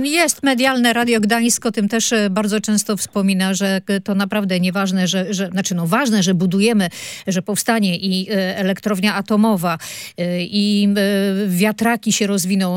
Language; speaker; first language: Polish; native; Polish